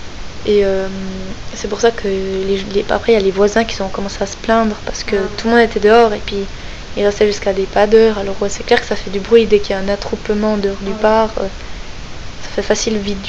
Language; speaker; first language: French; native; French